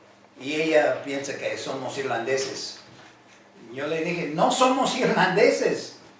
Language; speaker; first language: Spanish; non-native, fluent; English